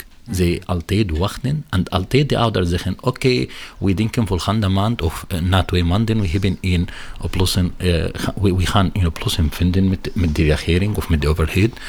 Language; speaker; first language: Dutch; non-native, learner; Arabic